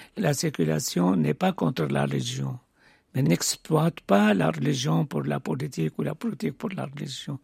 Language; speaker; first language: French; non-native, fluent; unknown